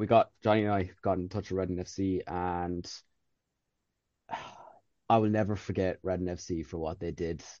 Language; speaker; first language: English; native; English